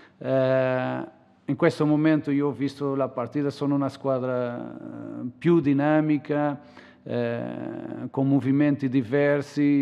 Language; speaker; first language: Italian; non-native, learner; Portuguese